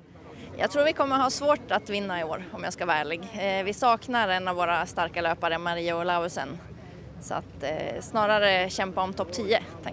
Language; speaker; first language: Swedish; native; Swedish